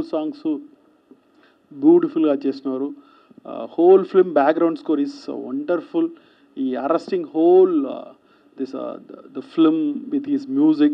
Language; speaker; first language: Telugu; non-native, learner; Tamil